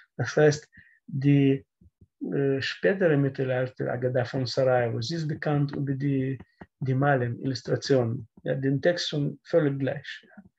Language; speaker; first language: German; non-native, learner; Russian